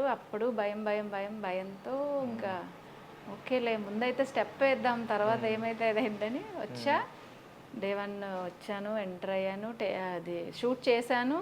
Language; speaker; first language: Telugu; native; Telugu